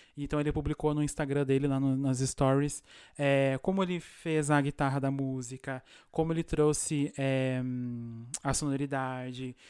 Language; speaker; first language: Portuguese; native; Portuguese